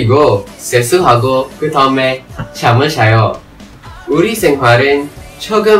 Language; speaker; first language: Korean; non-native, learner; Malay